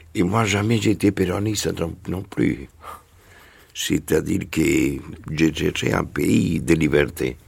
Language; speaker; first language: French; non-native, fluent; Spanish